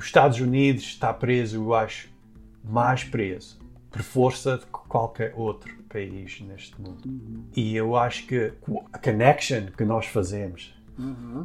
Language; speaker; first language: Portuguese; early bilingual, heritage; Portuguese